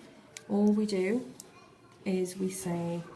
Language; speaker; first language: English; native; English